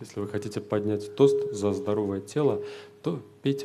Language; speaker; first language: Russian; native; Russian